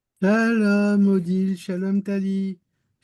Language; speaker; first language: Hebrew; non-native, learner; French